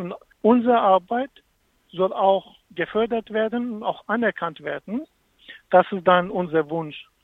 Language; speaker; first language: German; non-native, fluent; Kurdish